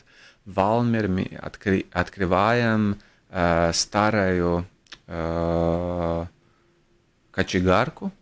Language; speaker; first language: Russian; non-native, local second language; Latvian